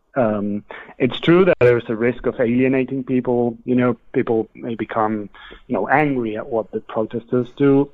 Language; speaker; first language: English; non-native, fluent; Spanish